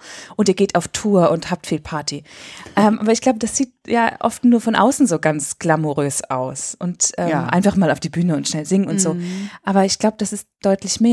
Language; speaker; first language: German; native; German